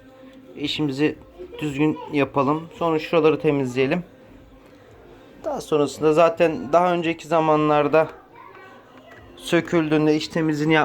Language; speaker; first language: Turkish; native; Turkish